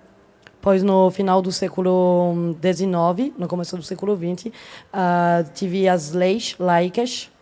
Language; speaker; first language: Portuguese; non-native, fluent; French